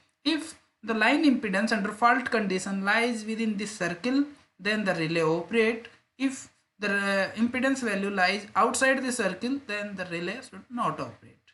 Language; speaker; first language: English; non-native, local second language; Hindi